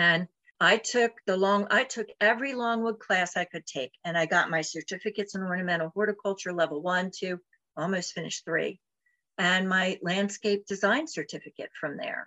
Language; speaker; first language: English; native; English